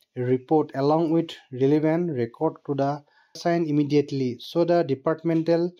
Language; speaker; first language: English; non-native, local second language; Assamese